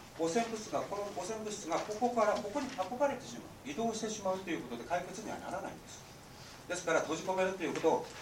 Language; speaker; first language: Japanese; native; Japanese